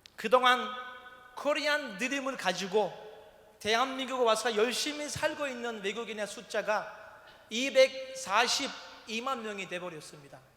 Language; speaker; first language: Korean; non-native, fluent; Turkish